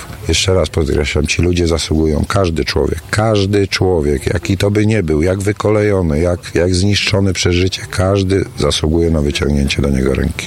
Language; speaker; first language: Polish; native; Polish